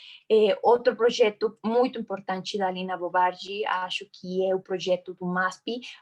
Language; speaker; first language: Portuguese; non-native, fluent; Spanish